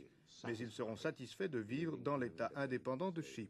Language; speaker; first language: French; non-native, fluent; Turkish